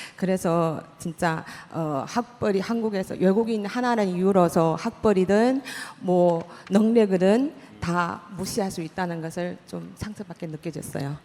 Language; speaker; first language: Korean; native; Korean